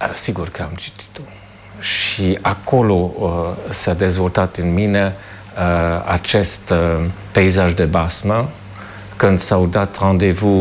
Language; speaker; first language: Romanian; non-native, fluent; German